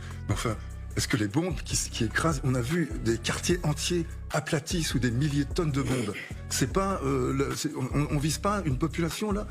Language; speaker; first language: French; native; French